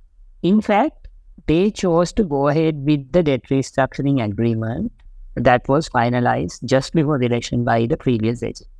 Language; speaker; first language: English; non-native, local second language; Sinhala